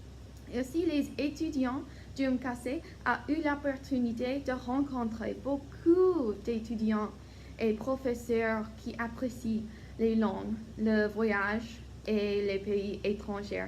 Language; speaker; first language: French; non-native, learner; English